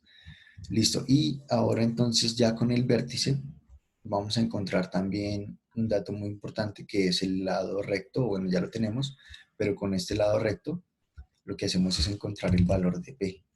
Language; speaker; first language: Spanish; native; Spanish